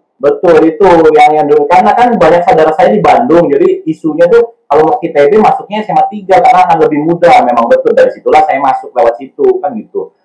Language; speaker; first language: Indonesian; native; Indonesian